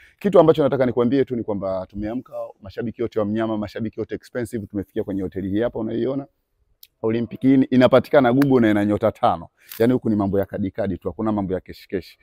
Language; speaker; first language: Swahili; native; Swahili